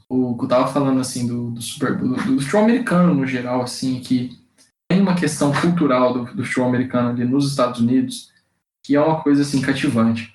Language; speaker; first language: Portuguese; native; Portuguese